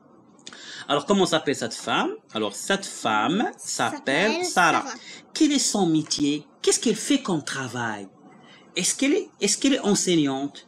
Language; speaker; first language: French; non-native, local second language; Arabic